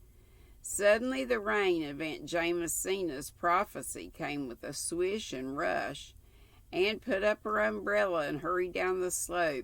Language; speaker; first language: English; native; English